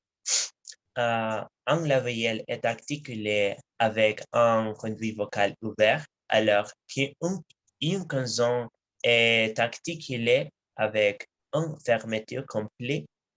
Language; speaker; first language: French; non-native, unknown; Spanish